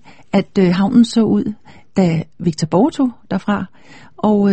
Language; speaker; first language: Danish; native; Danish